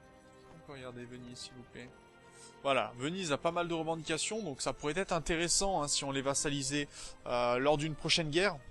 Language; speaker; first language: French; native; French